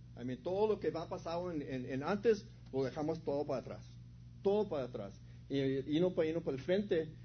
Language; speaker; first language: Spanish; early bilingual, heritage; Spanish